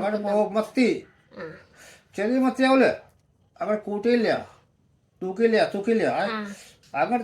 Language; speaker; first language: Malayalam; non-native, learner; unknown